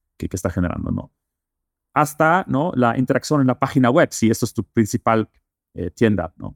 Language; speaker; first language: Spanish; non-native, fluent; Dutch